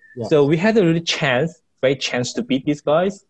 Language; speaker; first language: English; non-native, fluent; Korean